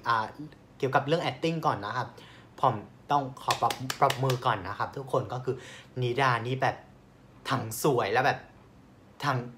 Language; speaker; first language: Thai; non-native, fluent; Vietnamese